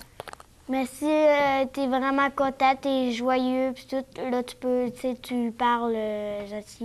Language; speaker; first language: French; native; French